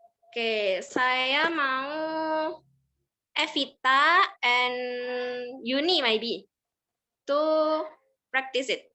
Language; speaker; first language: English; non-native, learner; Indonesian